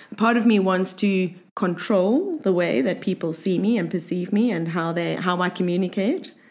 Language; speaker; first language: English; native; English